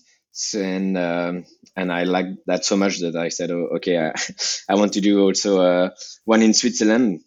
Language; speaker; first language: English; non-native, fluent; French